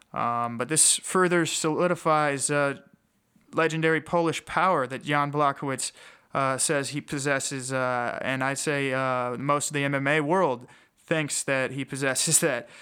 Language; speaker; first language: English; native; English